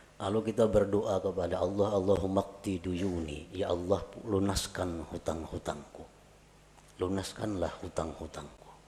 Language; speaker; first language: Indonesian; non-native, local second language; Banjar